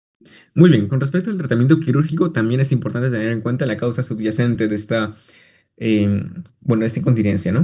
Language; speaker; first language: Spanish; native; Spanish